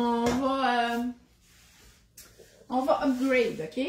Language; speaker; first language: French; native; French